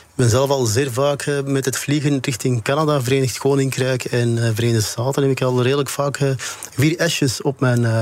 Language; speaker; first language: Dutch; native; Dutch